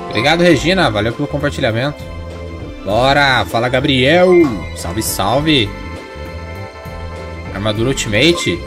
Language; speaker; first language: Portuguese; native; Portuguese